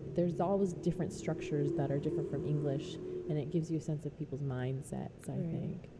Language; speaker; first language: English; native; English